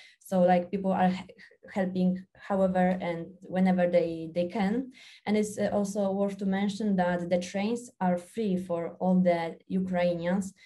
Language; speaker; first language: English; non-native, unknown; Polish